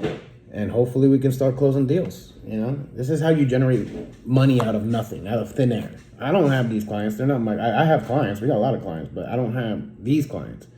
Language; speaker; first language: English; native; English